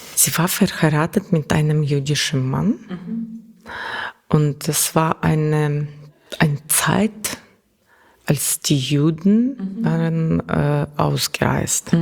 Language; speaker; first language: German; non-native, learner; Russian